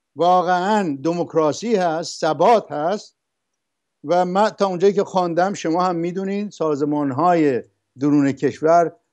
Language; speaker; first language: Persian; non-native, local second language; Arabic